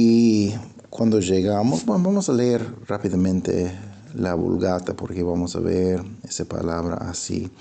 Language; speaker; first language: Spanish; non-native, fluent; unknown